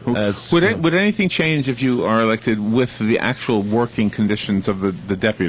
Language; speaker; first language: English; native; English